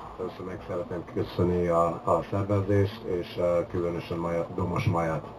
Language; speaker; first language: Hungarian; early bilingual, heritage; Hungarian